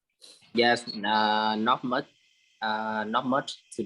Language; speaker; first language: English; non-native, learner; Vietnamese